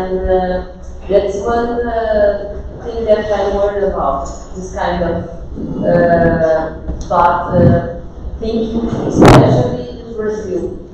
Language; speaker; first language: English; non-native, fluent; Portuguese